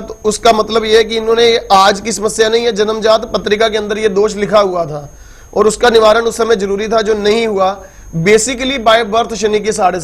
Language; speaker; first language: Hindi; native; Hindi